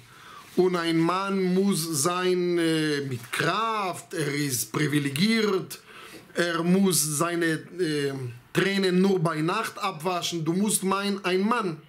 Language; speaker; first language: German; non-native, fluent; Hebrew